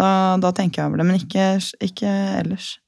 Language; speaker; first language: Norwegian; native; Norwegian